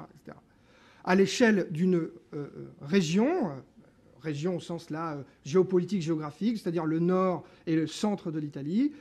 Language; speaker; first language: French; native; French